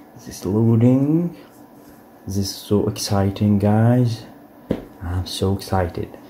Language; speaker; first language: English; non-native, learner; Arabic